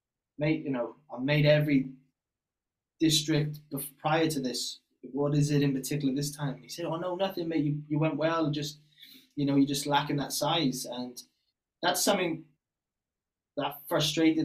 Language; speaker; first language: English; native; English